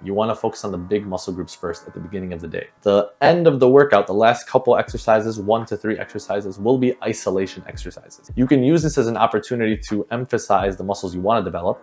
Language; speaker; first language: English; native; English